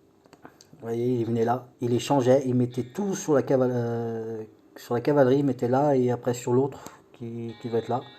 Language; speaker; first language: French; native; French